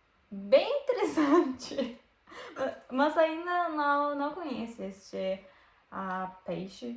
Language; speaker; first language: Portuguese; non-native, learner; German